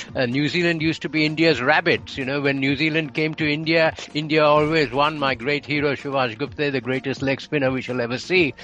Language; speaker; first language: English; non-native, local second language; Bangla